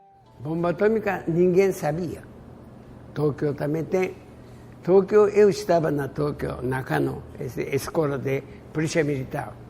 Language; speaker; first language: Portuguese; non-native, learner; Japanese